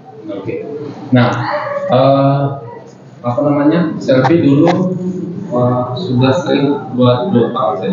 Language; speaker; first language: Indonesian; non-native, local second language; Javanese